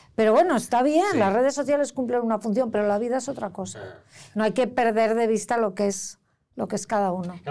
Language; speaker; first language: Spanish; native; Spanish